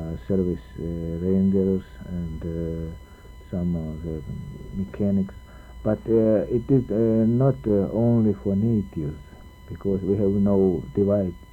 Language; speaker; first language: English; non-native, learner; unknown